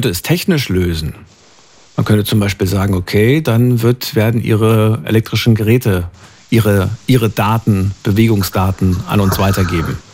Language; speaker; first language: German; native; German